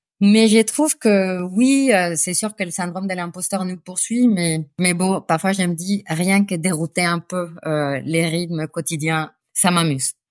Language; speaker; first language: French; non-native, fluent; Spanish